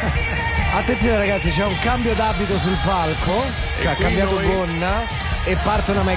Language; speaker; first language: Italian; native; Italian